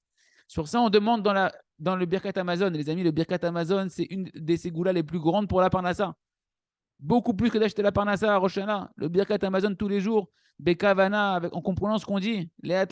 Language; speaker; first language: French; native; French